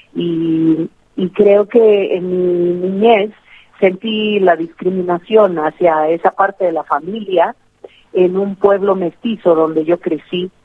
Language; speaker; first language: Spanish; native; Spanish